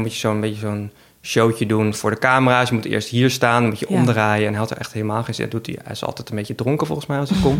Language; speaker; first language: Dutch; native; Dutch